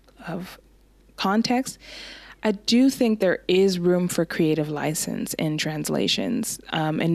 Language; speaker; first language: English; native; English